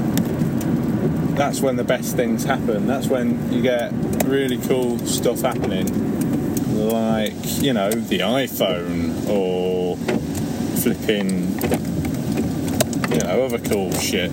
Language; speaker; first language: English; native; English